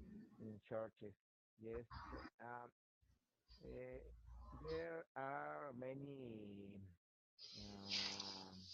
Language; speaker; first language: English; non-native, learner; Spanish